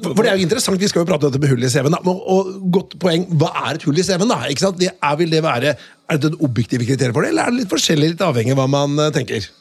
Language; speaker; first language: Norwegian; native; Norwegian